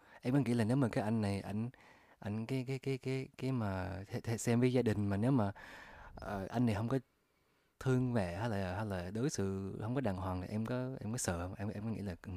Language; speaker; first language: Vietnamese; early bilingual, other home language; English